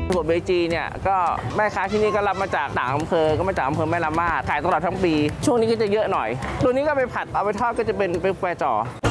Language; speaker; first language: Thai; early bilingual, other home language; Chinese